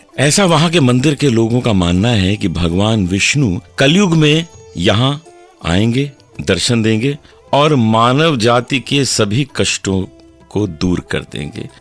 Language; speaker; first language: Hindi; native; Hindi